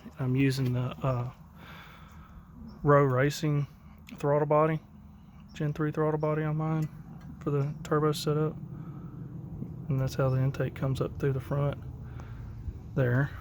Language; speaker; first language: English; native; English